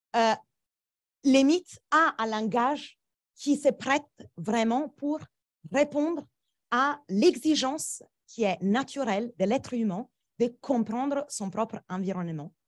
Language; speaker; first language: French; non-native, fluent; Italian